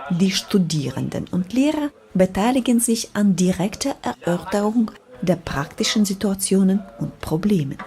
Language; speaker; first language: German; non-native, fluent; Ukrainian